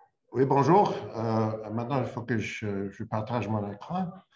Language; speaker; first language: French; non-native, learner; English